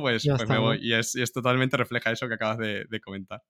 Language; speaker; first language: Spanish; native; Spanish